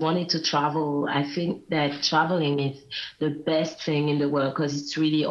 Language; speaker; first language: English; non-native, fluent; Guadeloupean Creole French